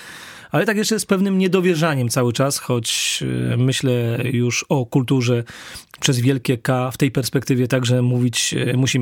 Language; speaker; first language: Polish; native; Polish